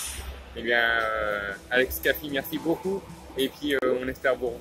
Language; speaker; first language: French; native; French